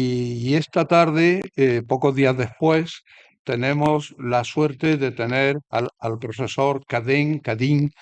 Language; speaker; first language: Spanish; native; Spanish